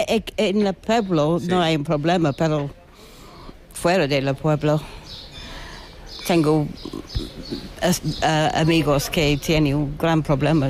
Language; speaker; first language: Spanish; non-native, learner; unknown